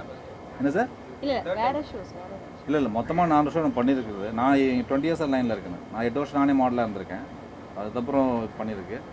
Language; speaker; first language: Tamil; native; Tamil